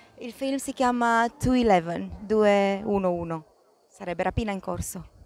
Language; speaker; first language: Italian; non-native, fluent; Romanian